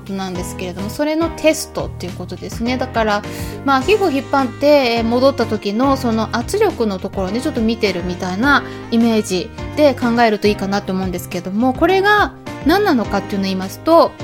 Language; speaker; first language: Japanese; native; Japanese